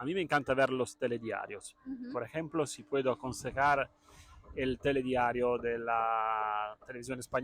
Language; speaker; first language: Spanish; non-native, fluent; Italian